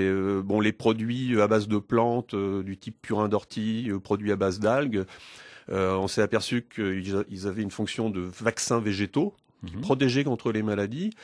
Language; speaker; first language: French; native; French